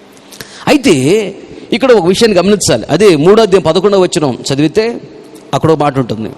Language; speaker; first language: Telugu; native; Telugu